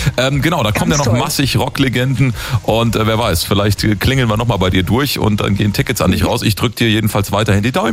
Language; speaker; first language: German; native; German